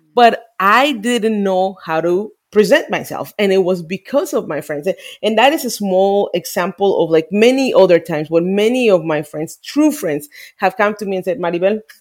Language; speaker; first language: English; non-native, fluent; Spanish